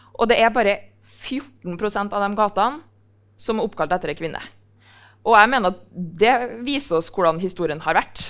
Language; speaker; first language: Norwegian; native; Norwegian